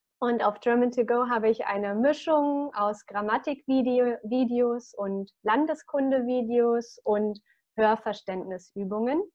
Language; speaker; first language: German; native; German